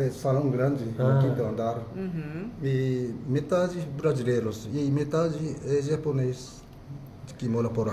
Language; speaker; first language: Portuguese; non-native, fluent; Japanese